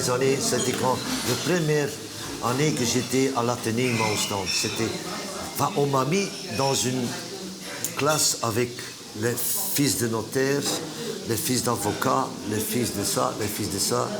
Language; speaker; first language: French; non-native, local second language; Dutch